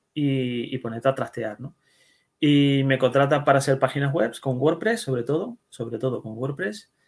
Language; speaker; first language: Spanish; early bilingual, other home language; Dutch